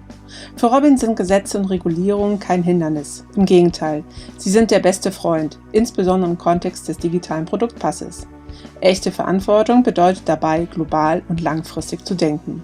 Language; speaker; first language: German; native; German